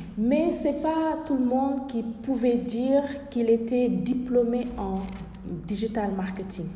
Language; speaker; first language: French; non-native, local second language; Wolof